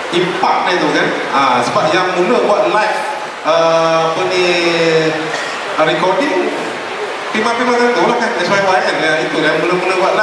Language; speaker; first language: Malay; native; Malay